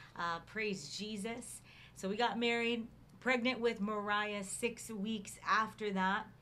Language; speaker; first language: English; native; English